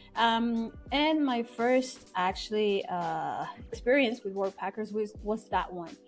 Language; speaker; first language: English; non-native, fluent; Spanish